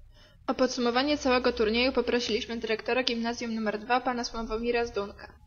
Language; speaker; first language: Polish; native; Polish